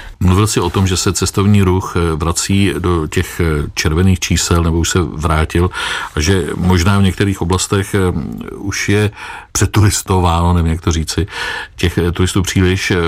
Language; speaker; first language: Czech; native; Czech